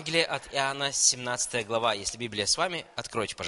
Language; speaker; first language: Russian; native; Russian